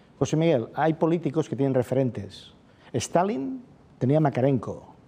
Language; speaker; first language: Spanish; non-native, local second language; Catalan